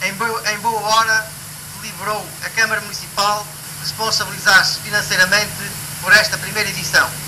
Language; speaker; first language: Portuguese; native; Portuguese